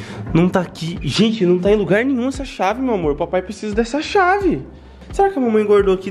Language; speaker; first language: Portuguese; native; Portuguese